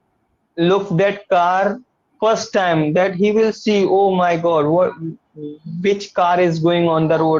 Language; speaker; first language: English; non-native, learner; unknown